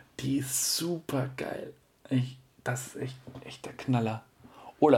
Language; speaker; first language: German; native; German